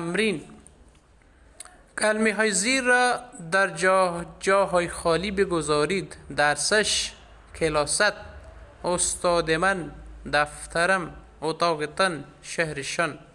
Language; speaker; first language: Persian; non-native, fluent; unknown